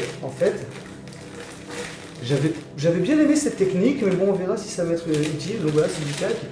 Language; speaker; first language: French; native; French